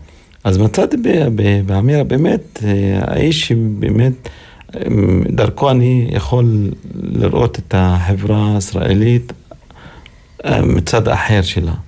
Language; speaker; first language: Hebrew; non-native, local second language; Arabic